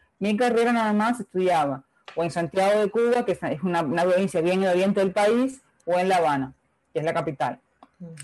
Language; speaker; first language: Spanish; native; Spanish